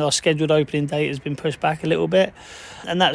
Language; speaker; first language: English; native; English